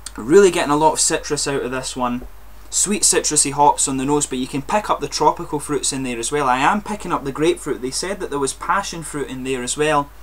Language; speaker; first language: English; native; English